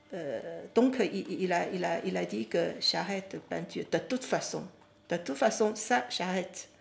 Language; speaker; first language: French; non-native, fluent; Chinese